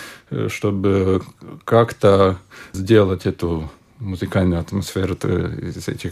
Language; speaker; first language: Russian; non-native, local second language; Latvian